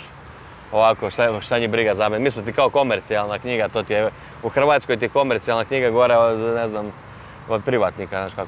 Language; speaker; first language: Serbian; native; Serbian